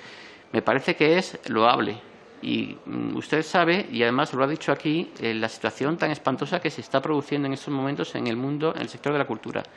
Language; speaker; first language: Spanish; native; Spanish